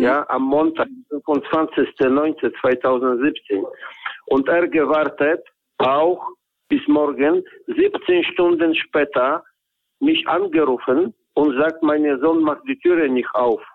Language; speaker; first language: German; non-native, learner; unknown